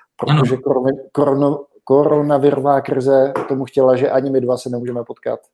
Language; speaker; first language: Czech; native; Czech